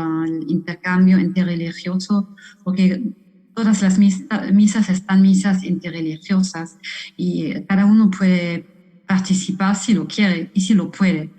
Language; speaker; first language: Spanish; non-native, fluent; German